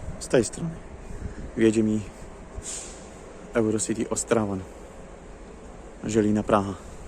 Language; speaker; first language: Polish; native; Polish